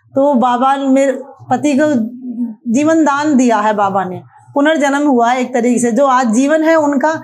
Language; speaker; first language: Hindi; native; Hindi